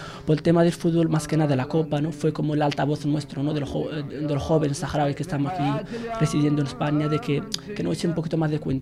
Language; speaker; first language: Spanish; early bilingual, other home language; Arabic